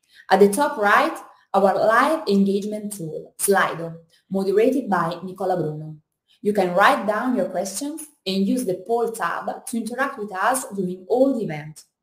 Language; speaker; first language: English; non-native, fluent; Italian